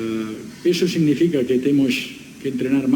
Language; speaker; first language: Portuguese; non-native, learner; Spanish